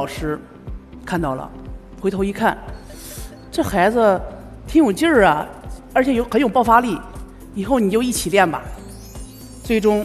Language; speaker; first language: Chinese; native; Chinese